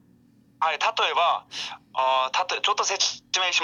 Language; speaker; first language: Japanese; non-native, learner; Korean